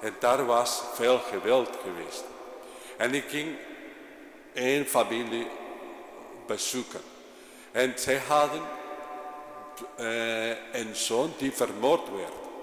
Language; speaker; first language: Dutch; non-native, fluent; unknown